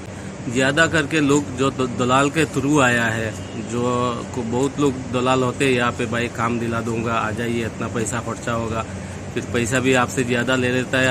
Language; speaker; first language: Hindi; non-native, local second language; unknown